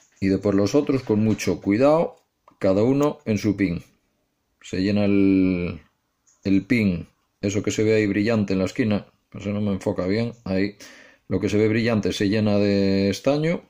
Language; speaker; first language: Spanish; native; Spanish